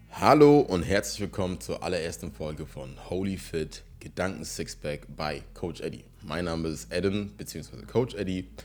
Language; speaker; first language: German; early bilingual, other home language; Ewe